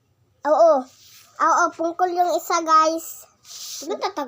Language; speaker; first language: Filipino; non-native, local second language; Cebuano